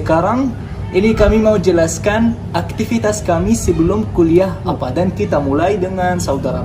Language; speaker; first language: Indonesian; non-native, fluent; Arabic